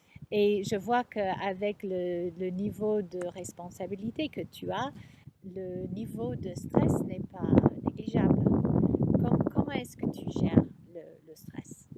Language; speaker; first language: French; non-native, fluent; English